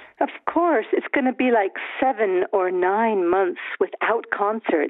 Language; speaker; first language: English; early bilingual, other home language; German